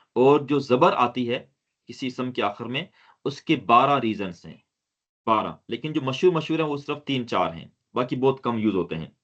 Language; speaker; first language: Urdu; non-native, local second language; Sindhi